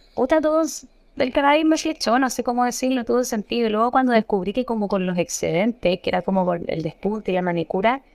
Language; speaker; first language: Spanish; native; Spanish